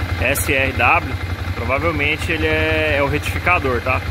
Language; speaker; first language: Portuguese; native; Portuguese